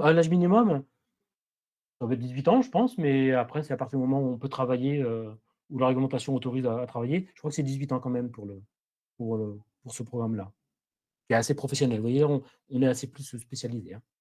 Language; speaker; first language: French; native; French